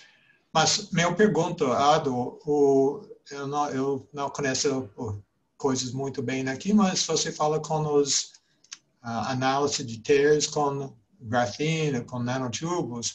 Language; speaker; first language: Portuguese; non-native, fluent; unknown